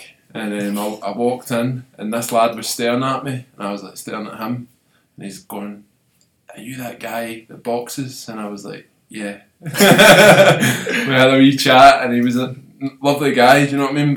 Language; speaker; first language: English; native; English